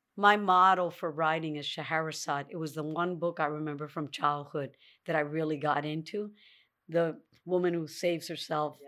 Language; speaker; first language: English; early bilingual, other home language; Spanish